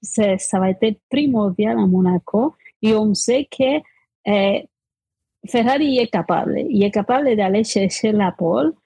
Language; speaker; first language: French; non-native, fluent; Spanish